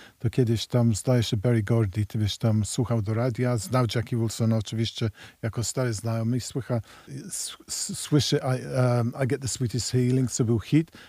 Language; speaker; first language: Polish; early bilingual, heritage; Polish